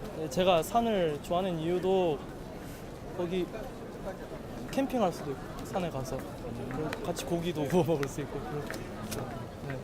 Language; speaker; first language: Korean; early bilingual, heritage; Korean